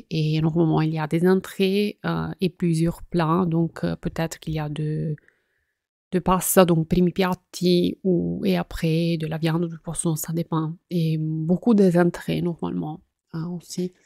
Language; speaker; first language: French; non-native, fluent; Italian